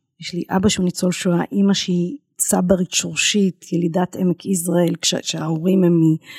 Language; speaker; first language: Hebrew; native; Hebrew